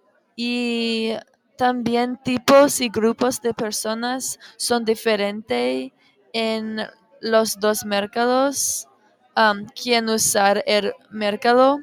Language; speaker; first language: Spanish; non-native, learner; English